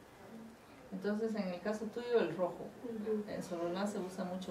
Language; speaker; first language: Spanish; native; Spanish